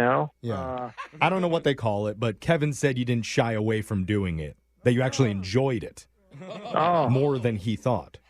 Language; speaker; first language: English; native; English